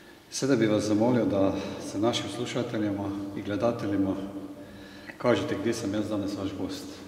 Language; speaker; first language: Serbian; non-native, fluent; Slovenian